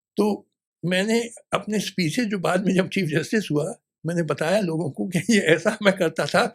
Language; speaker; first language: Hindi; native; Hindi